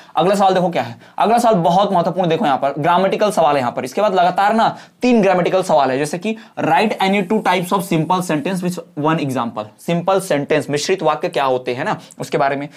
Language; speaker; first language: Hindi; non-native, local second language; Bhojpuri